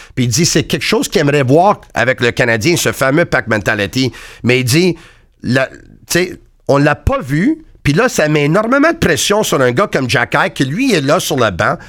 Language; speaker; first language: French; native; French